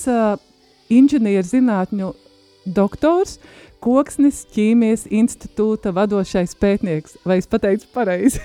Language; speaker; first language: Latvian; native; Latvian